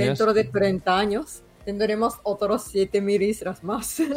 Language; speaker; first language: Spanish; non-native, learner; Japanese